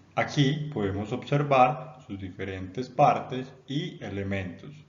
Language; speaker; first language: Spanish; native; Spanish